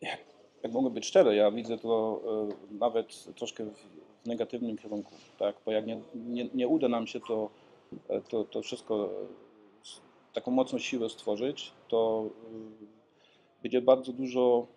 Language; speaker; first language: Polish; early bilingual, heritage; Polish